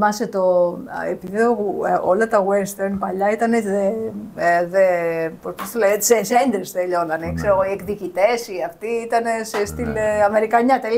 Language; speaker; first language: Greek; native; Greek